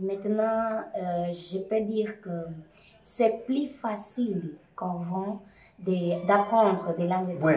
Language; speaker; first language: French; non-native, fluent; Portuguese